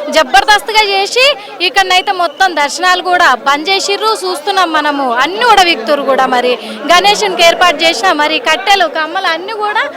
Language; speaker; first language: Telugu; native; Telugu